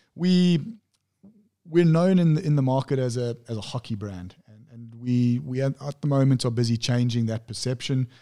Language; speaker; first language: English; native; English